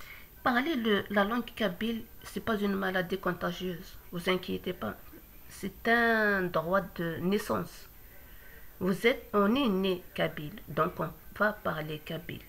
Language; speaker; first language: French; non-native, local second language; Kabyle